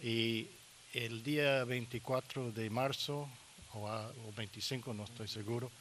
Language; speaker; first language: Spanish; non-native, learner; English